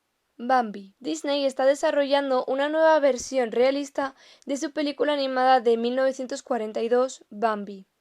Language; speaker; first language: Spanish; native; Spanish